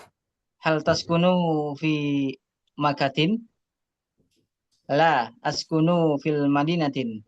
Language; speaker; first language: Arabic; non-native, learner; Indonesian